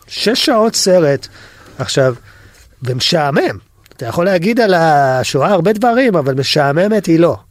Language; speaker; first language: Hebrew; native; Hebrew